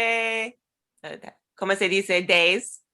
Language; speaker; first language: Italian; non-native, learner; English